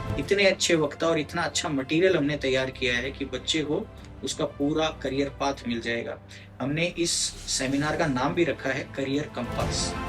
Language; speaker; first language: Hindi; native; Hindi